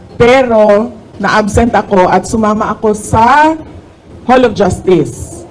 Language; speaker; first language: Filipino; non-native, local second language; Cebuano